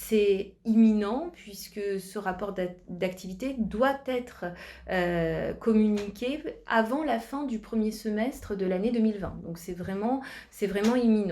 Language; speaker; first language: French; native; French